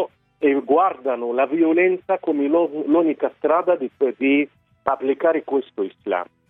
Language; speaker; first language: Italian; non-native, fluent; Arabic